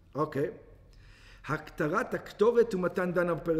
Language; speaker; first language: Hebrew; non-native, fluent; English